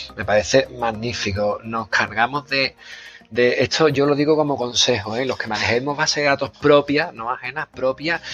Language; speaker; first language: Spanish; native; Spanish